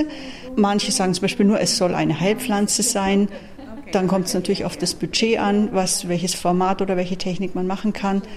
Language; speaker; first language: German; native; German